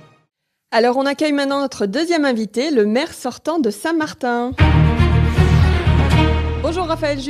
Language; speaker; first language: French; native; French